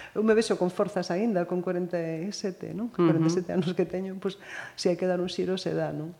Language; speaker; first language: Galician; native; Galician